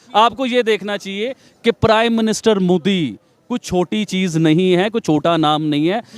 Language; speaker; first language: Urdu; non-native, local second language; Punjabi